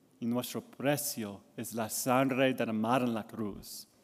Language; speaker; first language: Spanish; non-native, learner; English